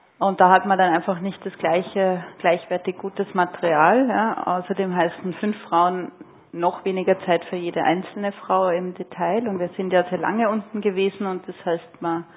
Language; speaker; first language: German; native; German